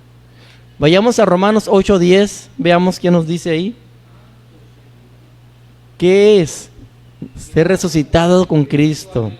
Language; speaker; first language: Spanish; native; Spanish